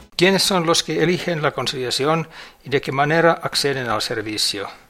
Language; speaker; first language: Spanish; non-native, fluent; English